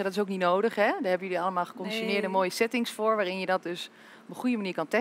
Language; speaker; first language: Dutch; native; Dutch